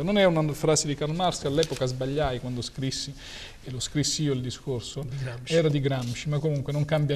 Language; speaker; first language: Italian; native; Italian